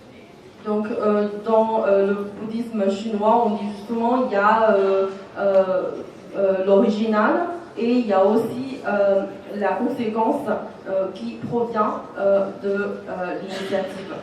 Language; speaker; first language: French; non-native, fluent; Chinese